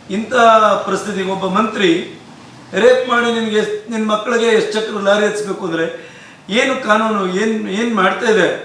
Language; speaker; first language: Kannada; native; Kannada